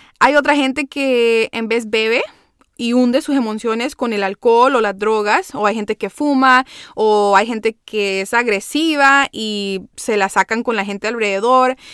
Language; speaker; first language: Spanish; early bilingual, heritage; Spanish